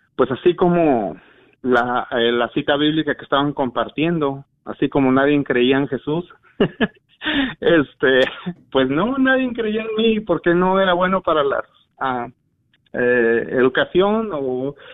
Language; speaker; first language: Spanish; native; Spanish